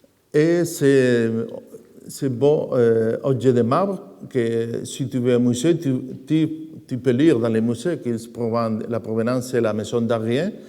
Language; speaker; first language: French; non-native, fluent; Spanish